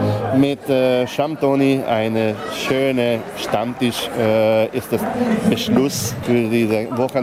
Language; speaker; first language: German; non-native, local second language; Hungarian